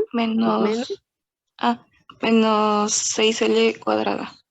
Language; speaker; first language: Spanish; native; Spanish